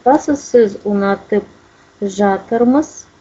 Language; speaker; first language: Kazakh; non-native, learner; Russian